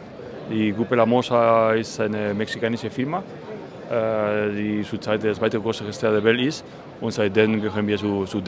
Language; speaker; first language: German; non-native, fluent; Spanish